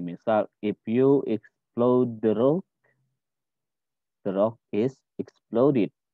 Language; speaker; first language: English; non-native, fluent; Indonesian